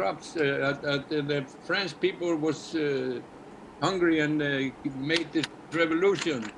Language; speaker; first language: English; non-native, learner; Icelandic